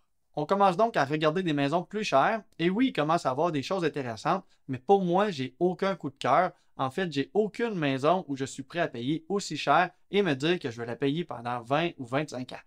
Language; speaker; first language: French; native; French